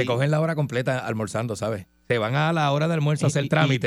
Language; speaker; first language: Spanish; native; Spanish